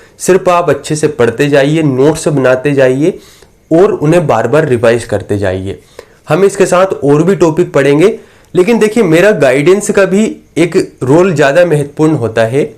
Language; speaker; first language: Hindi; native; Hindi